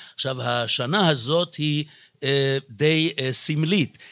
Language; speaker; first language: Hebrew; non-native, fluent; Hungarian